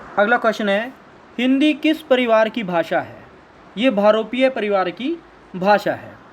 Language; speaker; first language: Hindi; native; Hindi